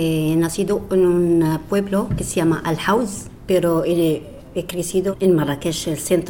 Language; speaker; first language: Spanish; non-native, fluent; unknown